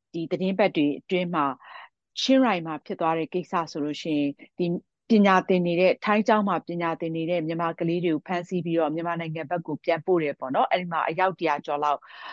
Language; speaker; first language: Burmese; native; Burmese